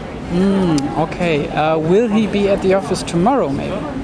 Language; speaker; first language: English; non-native, fluent; German